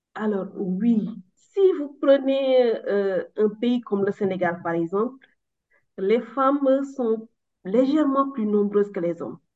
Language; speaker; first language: French; non-native, local second language; Wolof